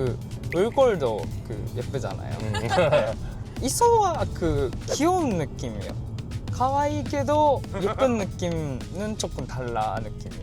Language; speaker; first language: Korean; non-native, learner; Japanese